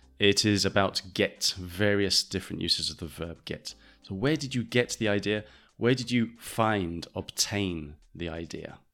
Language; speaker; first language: English; native; English